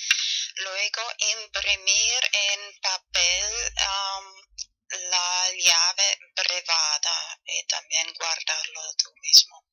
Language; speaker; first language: Spanish; non-native, fluent; German